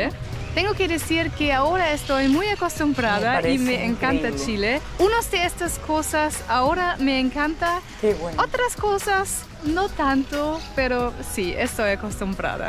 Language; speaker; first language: Spanish; non-native, fluent; German